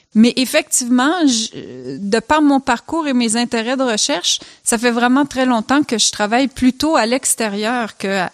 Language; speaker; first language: French; native; French